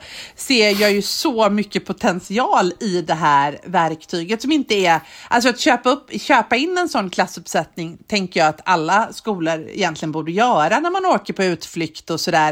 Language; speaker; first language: Swedish; native; Swedish